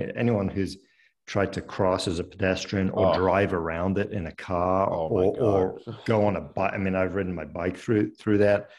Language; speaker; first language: English; early bilingual, other home language; French